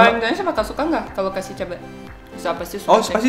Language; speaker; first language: Indonesian; non-native, learner; Russian